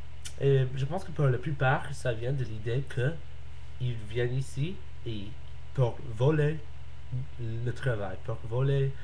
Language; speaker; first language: French; non-native, learner; English